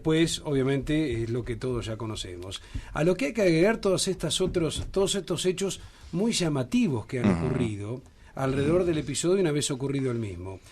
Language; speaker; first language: Spanish; native; Spanish